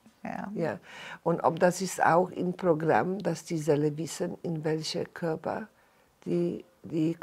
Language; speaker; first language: German; non-native, learner; Polish